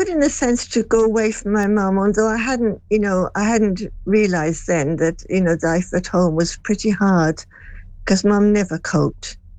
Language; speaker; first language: English; native; English